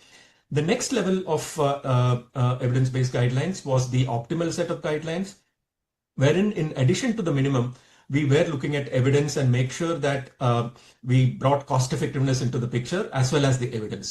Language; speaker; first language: English; non-native, local second language; Tamil